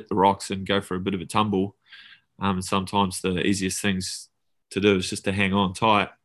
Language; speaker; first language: English; native; English